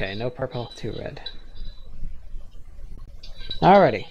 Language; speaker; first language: English; native; English